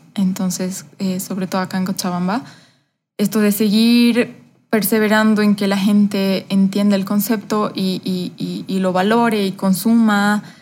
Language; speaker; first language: Spanish; native; Spanish